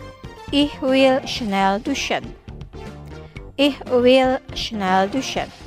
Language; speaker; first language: German; non-native, fluent; Indonesian